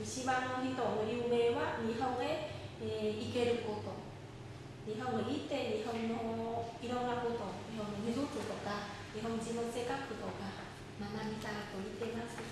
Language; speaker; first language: Japanese; non-native, fluent; Vietnamese